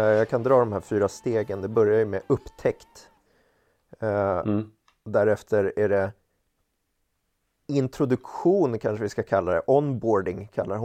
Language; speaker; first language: Swedish; native; Swedish